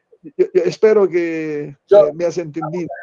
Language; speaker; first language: Spanish; non-native, learner; Italian